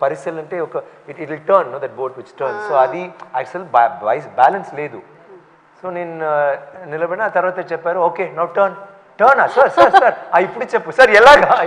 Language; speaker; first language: Telugu; non-native, fluent; Tamil